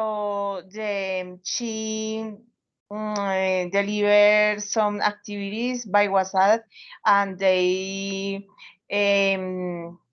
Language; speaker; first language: English; non-native, learner; Spanish